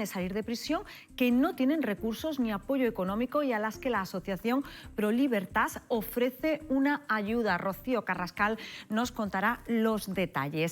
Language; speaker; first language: Spanish; native; Spanish